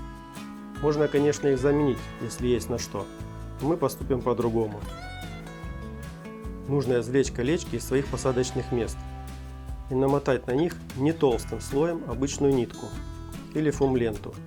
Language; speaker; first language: Russian; native; Russian